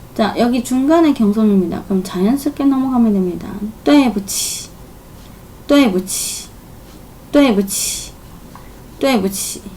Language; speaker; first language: Korean; non-native, fluent; Chinese